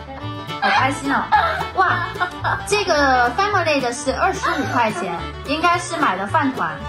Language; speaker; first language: Chinese; native; Chinese